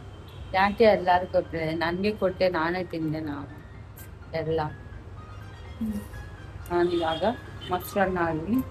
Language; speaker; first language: Kannada; non-native, learner; Telugu